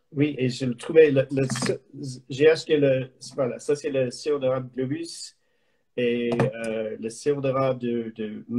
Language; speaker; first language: French; non-native, learner; English